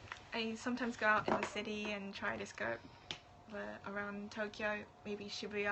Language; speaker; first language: English; non-native, fluent; Japanese